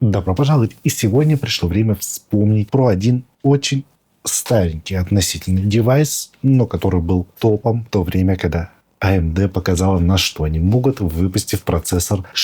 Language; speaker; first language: Russian; native; Russian